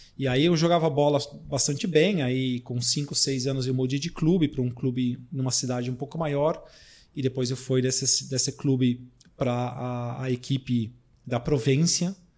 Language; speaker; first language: Portuguese; non-native, fluent; Dutch